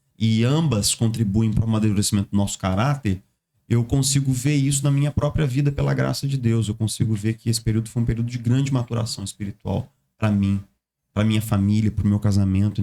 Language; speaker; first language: Portuguese; native; Portuguese